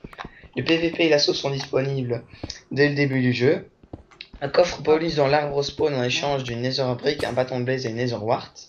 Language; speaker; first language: French; native; French